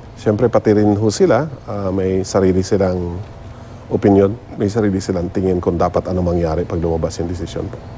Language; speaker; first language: Filipino; non-native, local second language; Cebuano